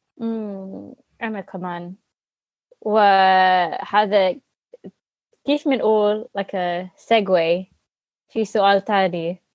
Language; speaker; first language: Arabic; non-native, learner; English